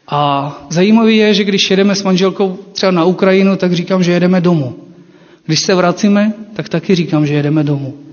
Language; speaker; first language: Czech; non-native, fluent; Ukrainian